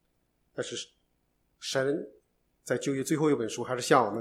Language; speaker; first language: Chinese; native; Chinese